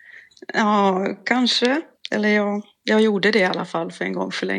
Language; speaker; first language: Swedish; native; Swedish